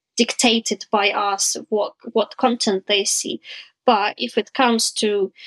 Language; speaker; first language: English; non-native, fluent; Ukrainian